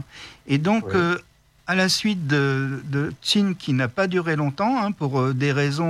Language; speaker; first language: French; native; French